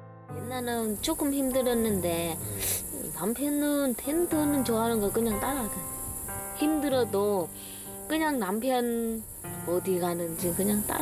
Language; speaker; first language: Korean; non-native, learner; Vietnamese